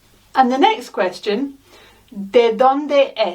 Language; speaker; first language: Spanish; non-native, fluent; English